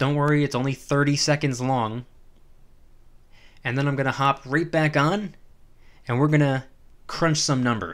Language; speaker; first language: English; native; English